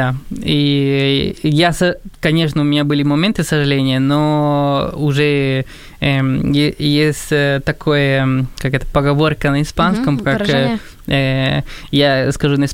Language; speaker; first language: Russian; non-native, fluent; Spanish